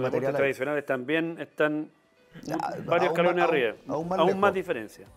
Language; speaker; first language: Spanish; native; Spanish